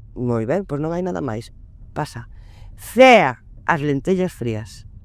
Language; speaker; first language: Galician; non-native, local second language; Spanish